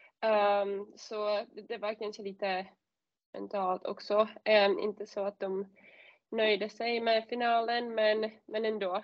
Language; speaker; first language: Swedish; non-native, fluent; Czech